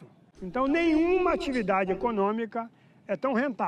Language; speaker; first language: Portuguese; native; Portuguese